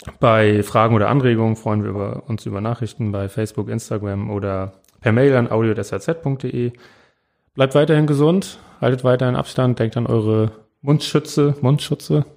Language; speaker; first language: German; native; German